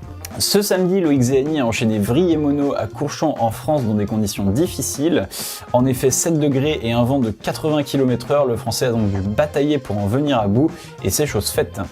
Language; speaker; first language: French; native; French